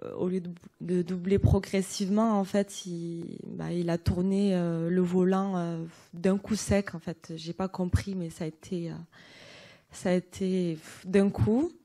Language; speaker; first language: French; native; French